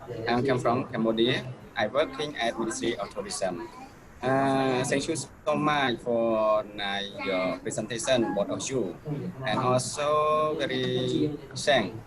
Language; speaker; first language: English; non-native, learner; Khmer